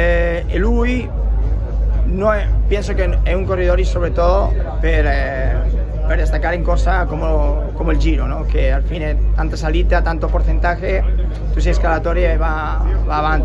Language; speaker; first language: Italian; non-native, learner; Spanish